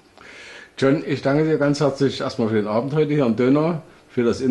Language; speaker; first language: German; native; German